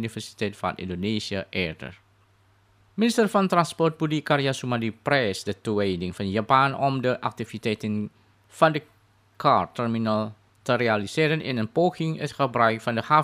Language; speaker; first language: Dutch; non-native, fluent; Indonesian